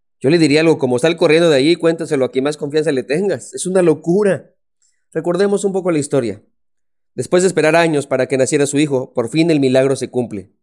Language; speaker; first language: Spanish; native; Spanish